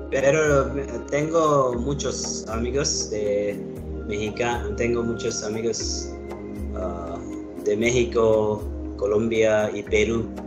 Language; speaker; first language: Spanish; non-native, learner; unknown